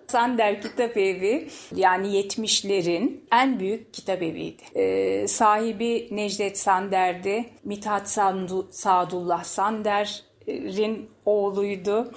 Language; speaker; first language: Turkish; native; Turkish